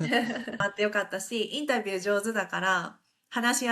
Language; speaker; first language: Japanese; native; Japanese